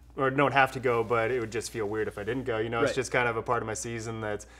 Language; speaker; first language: English; native; English